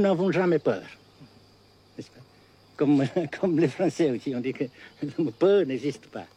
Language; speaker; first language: French; non-native, fluent; Vietnamese